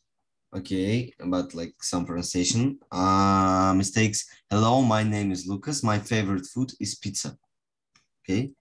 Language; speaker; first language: English; non-native, fluent; Russian